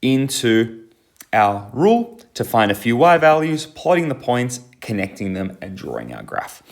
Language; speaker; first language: English; native; English